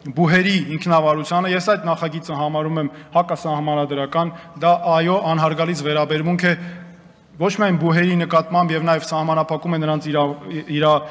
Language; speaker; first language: Armenian; native; Armenian